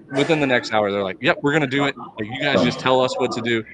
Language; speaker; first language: English; native; English